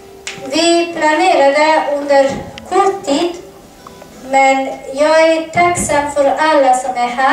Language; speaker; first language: Swedish; non-native, fluent; Persian